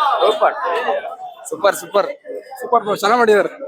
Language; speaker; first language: Kannada; native; Kannada